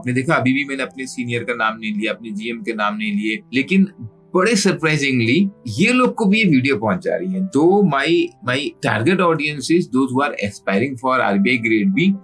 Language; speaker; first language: Hindi; native; Hindi